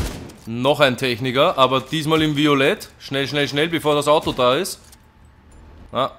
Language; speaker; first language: German; native; German